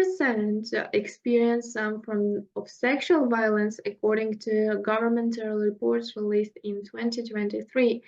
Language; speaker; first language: English; non-native, fluent; Russian